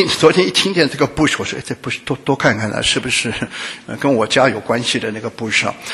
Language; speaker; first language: Chinese; non-native, local second language; Hakka Chinese